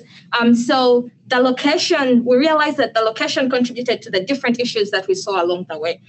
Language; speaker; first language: English; non-native, local second language; Ganda